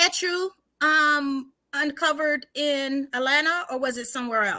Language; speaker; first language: English; native; English